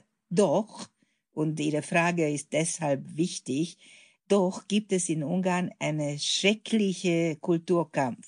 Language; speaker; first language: German; non-native, fluent; Hungarian